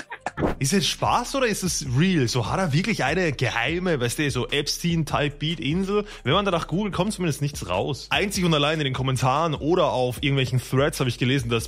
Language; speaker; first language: German; native; German